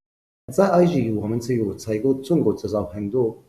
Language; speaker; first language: Chinese; non-native, fluent; Arabic